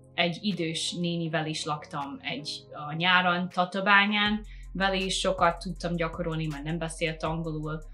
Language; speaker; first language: Hungarian; non-native, fluent; English